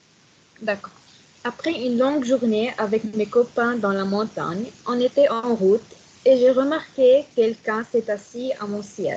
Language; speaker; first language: French; non-native, learner; Arabic